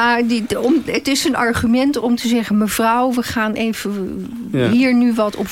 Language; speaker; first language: Dutch; native; Dutch